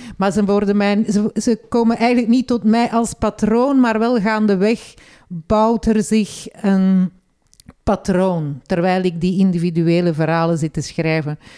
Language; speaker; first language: Dutch; native; Dutch